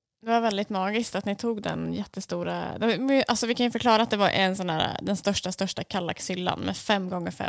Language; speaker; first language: Swedish; native; Swedish